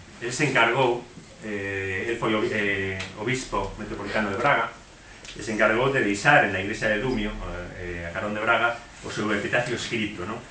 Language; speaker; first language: Galician; non-native, local second language; Spanish